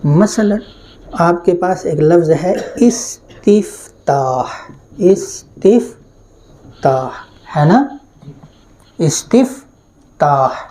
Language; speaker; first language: Urdu; native; Urdu